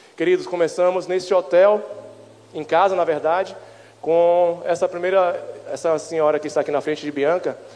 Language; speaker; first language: Portuguese; native; Portuguese